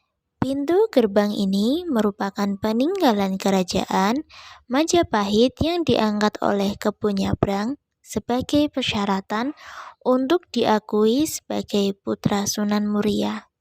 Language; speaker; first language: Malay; non-native, local second language; Javanese